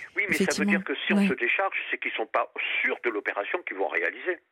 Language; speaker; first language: French; native; French